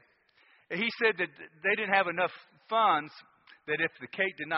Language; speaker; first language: English; native; English